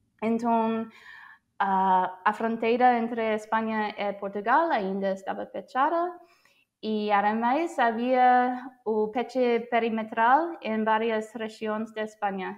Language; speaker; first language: Portuguese; non-native, fluent; English